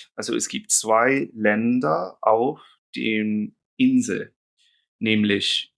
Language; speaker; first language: German; non-native, fluent; English